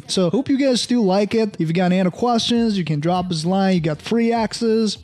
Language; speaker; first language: English; non-native, fluent; Chinese